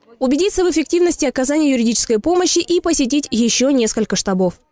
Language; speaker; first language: Russian; native; Russian